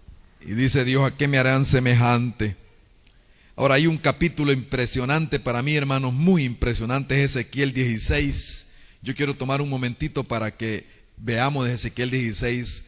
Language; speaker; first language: Spanish; native; Spanish